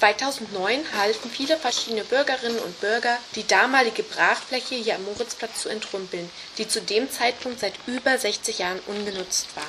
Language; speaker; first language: German; native; German